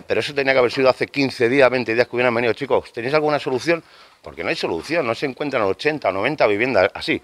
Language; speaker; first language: Spanish; native; Spanish